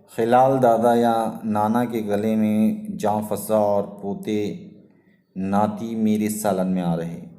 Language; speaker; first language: Urdu; native; Urdu